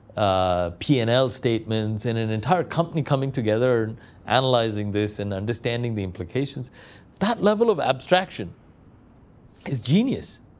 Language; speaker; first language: English; non-native, local second language; Malayalam